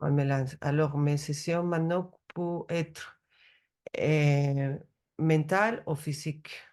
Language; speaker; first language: French; non-native, learner; Spanish